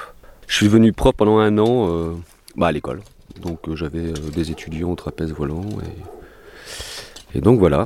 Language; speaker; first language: French; native; French